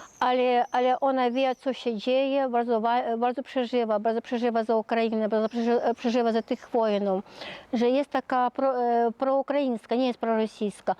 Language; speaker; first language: Polish; early bilingual, heritage; Polish